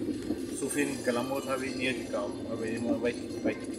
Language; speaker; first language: German; non-native, learner; Vietnamese